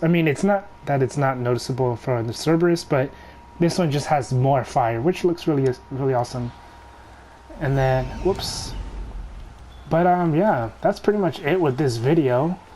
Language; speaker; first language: English; native; English